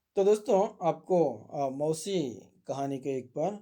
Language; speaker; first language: Hindi; non-native, local second language; Kannada